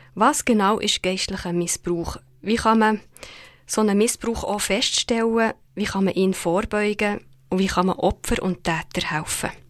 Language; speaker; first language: German; native; German